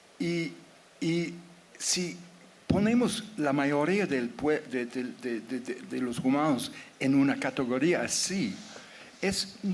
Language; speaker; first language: Spanish; non-native, fluent; English